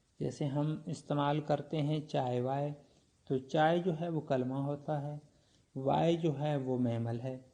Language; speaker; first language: Urdu; non-native, local second language; Pashto